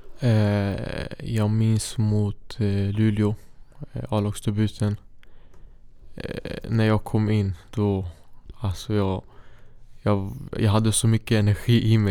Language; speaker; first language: Swedish; early bilingual, other home language; Syriac